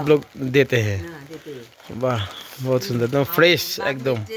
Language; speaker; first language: Hindi; non-native, local second language; Bangla